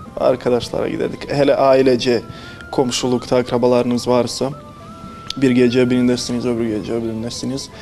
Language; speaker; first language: Turkish; non-native, fluent; Bosnian